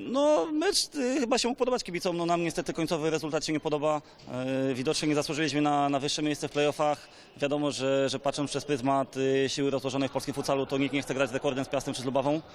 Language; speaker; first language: Polish; native; Polish